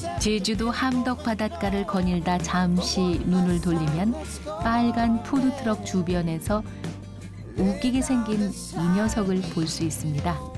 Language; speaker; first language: Korean; native; Korean